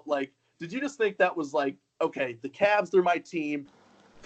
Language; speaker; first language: English; native; English